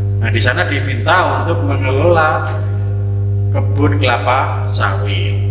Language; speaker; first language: Indonesian; non-native, local second language; Javanese